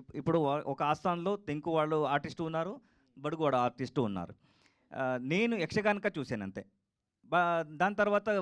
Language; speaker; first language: Telugu; non-native, learner; Kannada